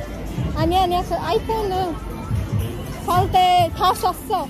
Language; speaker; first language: Korean; non-native, learner; Hindi